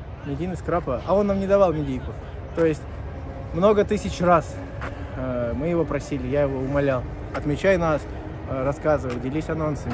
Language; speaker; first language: Russian; native; Russian